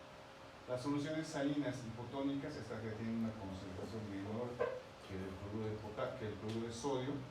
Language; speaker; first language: Spanish; native; Spanish